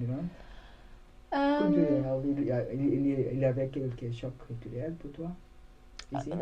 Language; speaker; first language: French; non-native, learner; Spanish